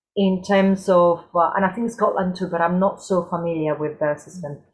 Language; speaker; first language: English; non-native, fluent; Spanish